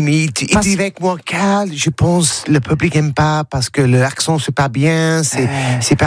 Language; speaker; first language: French; non-native, learner; English